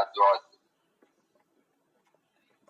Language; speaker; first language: Arabic; non-native, fluent; Tamil